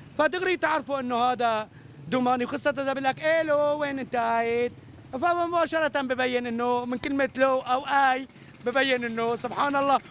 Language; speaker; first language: Arabic; native; Arabic